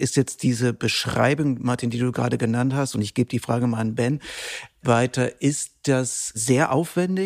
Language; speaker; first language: German; native; German